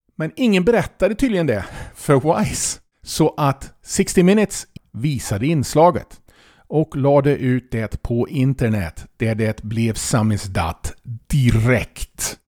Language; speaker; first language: Swedish; native; Swedish